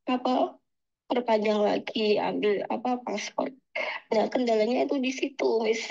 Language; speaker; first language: Indonesian; native; Indonesian